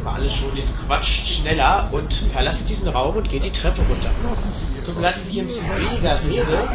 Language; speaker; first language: German; native; German